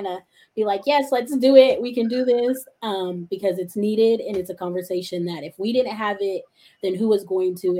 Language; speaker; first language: English; native; English